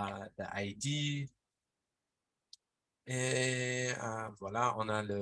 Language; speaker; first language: French; non-native, fluent; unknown